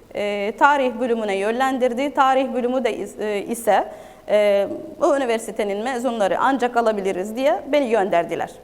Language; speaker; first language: Turkish; non-native, fluent; Arabic